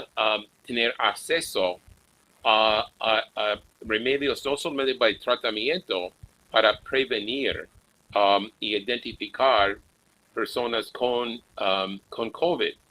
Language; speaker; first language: Spanish; non-native, fluent; English